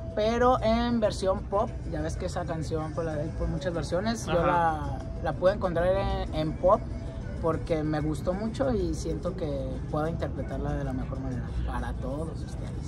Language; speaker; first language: Spanish; native; Spanish